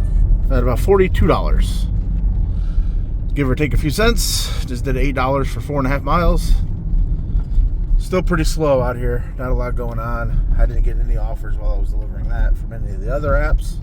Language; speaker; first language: English; native; English